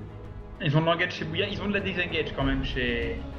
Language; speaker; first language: French; native; French